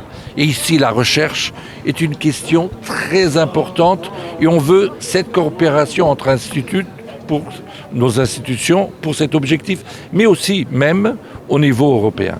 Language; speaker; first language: French; non-native, fluent; Portuguese